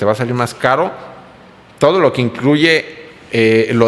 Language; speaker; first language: Spanish; native; Spanish